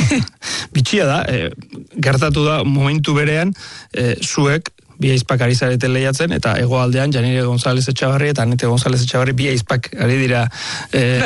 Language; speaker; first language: Basque; native; Basque